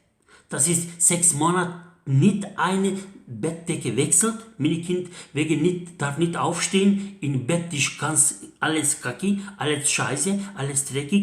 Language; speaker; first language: German; non-native, learner; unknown